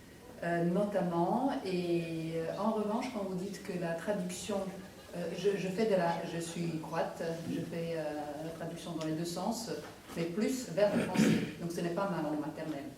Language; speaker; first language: French; non-native, fluent; Croatian